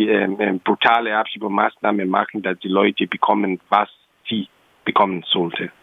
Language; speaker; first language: German; non-native, local second language; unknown